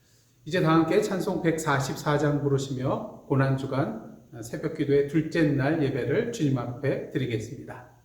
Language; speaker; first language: Korean; native; Korean